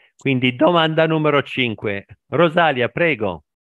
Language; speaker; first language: Italian; native; Italian